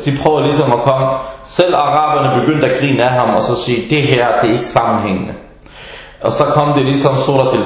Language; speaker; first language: Danish; early bilingual, other home language; Arabic